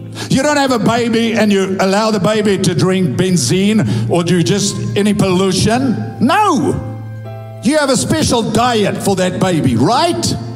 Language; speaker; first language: English; non-native, local second language; Afrikaans